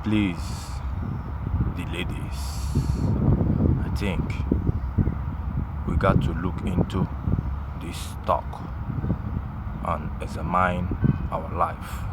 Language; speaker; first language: English; non-native, local second language; Igbo